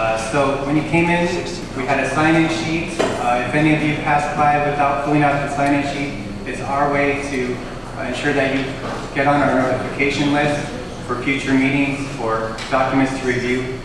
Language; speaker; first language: English; native; English